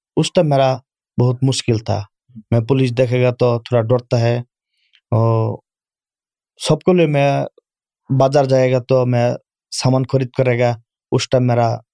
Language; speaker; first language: Urdu; non-native, learner; Bangla